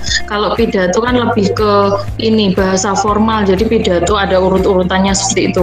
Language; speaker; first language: Indonesian; native; Indonesian